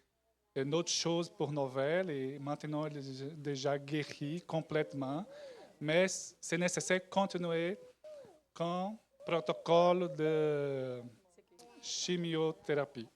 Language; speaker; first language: French; non-native, learner; Portuguese